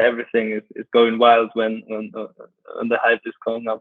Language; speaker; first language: English; non-native, fluent; German